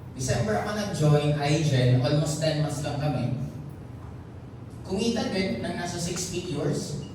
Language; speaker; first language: Filipino; non-native, local second language; Bikol